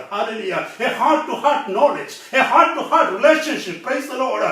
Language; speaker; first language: English; non-native, local second language; Malayalam